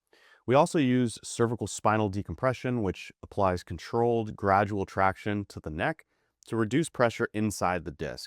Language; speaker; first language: English; native; English